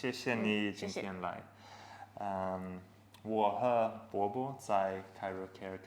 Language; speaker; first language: Chinese; non-native, learner; English